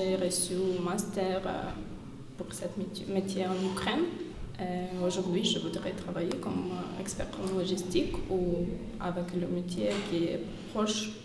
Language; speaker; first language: French; non-native, fluent; Ukrainian